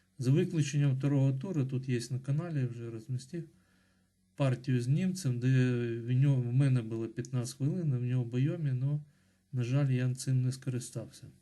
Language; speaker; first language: Ukrainian; non-native, local second language; Russian